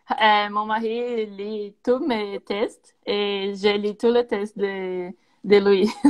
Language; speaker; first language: French; non-native, learner; Portuguese